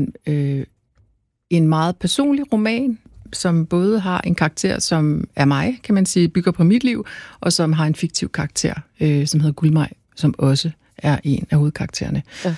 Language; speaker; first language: Danish; non-native, local second language; Korean